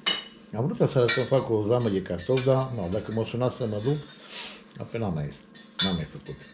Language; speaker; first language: Romanian; native; Romanian